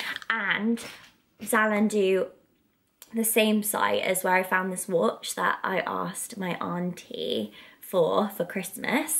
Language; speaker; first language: English; native; English